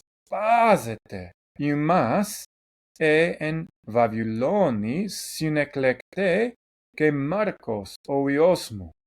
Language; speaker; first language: Greek; non-native, fluent; English